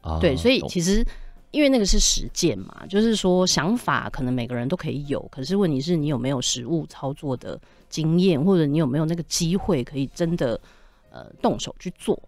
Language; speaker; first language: Chinese; native; Chinese